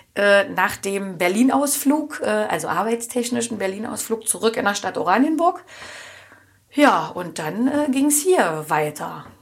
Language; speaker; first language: German; native; German